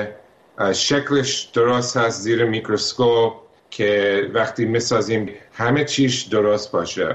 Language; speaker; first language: Persian; early bilingual, heritage; Persian